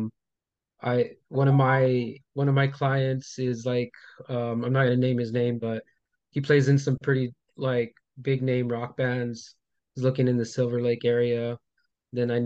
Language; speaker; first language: English; native; English